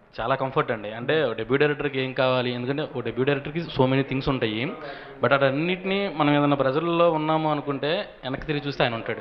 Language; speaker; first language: Telugu; native; Telugu